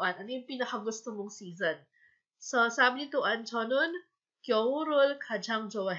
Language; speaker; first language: Korean; non-native, fluent; Filipino